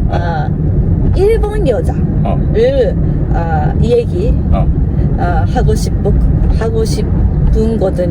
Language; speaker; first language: Korean; non-native, learner; Japanese